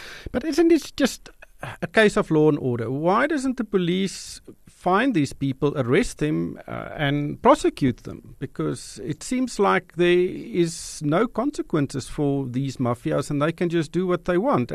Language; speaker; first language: English; non-native, local second language; Afrikaans